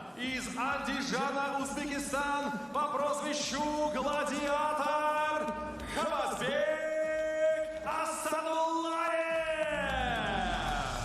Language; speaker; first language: Russian; native; Russian